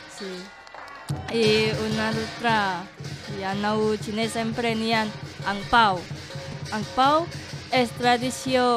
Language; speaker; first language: Catalan; non-native, learner; Indonesian